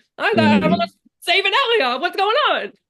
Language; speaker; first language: English; native; English